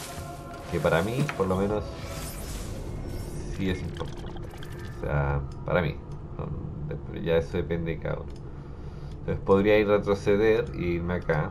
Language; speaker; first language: Spanish; native; Spanish